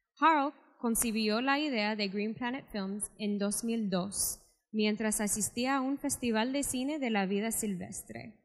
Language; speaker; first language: Spanish; native; Spanish